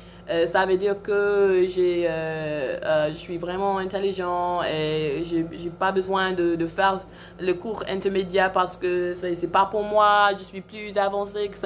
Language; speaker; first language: French; non-native, fluent; English